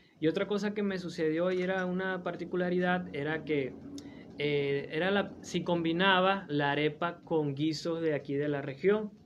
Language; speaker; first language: Spanish; native; Spanish